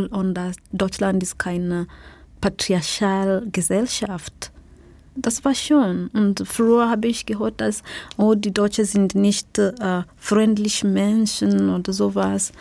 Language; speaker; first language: German; non-native, learner; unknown